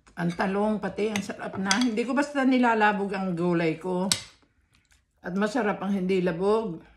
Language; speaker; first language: Filipino; native; Filipino